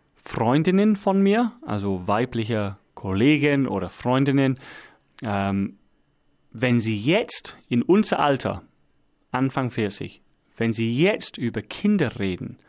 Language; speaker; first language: German; non-native, fluent; English